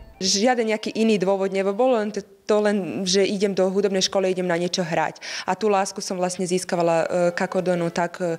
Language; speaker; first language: Slovak; early bilingual, other home language; Serbian